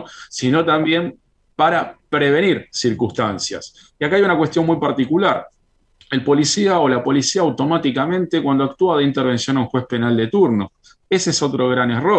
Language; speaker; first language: Spanish; native; Spanish